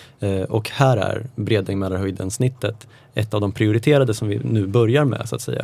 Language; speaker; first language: Swedish; native; Swedish